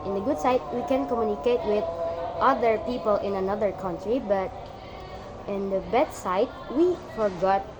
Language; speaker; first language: English; non-native, learner; Indonesian